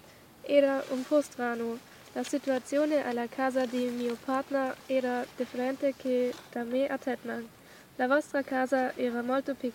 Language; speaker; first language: Italian; non-native, learner; German